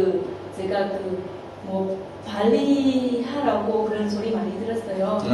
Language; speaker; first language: Korean; non-native, learner; Vietnamese